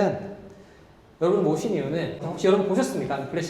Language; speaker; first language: Korean; native; Korean